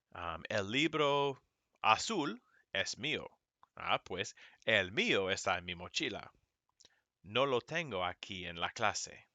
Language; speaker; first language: Spanish; non-native, fluent; English